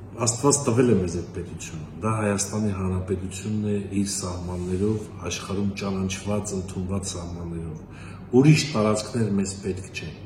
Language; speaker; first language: Armenian; native; Armenian